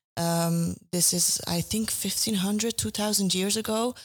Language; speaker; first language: English; non-native, fluent; Persian